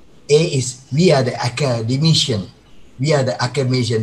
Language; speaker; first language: English; non-native, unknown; Indonesian